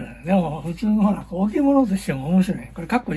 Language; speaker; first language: Japanese; native; Japanese